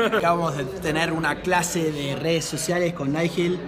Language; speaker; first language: Spanish; native; Spanish